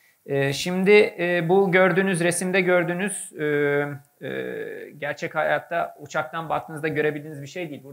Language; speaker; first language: Turkish; native; Turkish